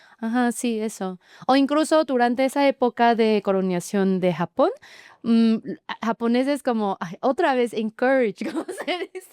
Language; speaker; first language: Spanish; non-native, fluent; Chinese